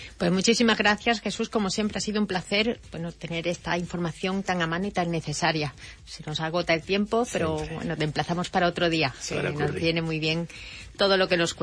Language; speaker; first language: Spanish; native; Spanish